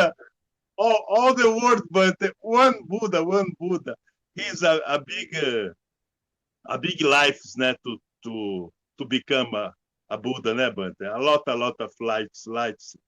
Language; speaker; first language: English; non-native, learner; Portuguese